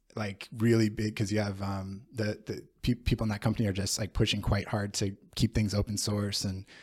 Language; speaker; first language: English; native; English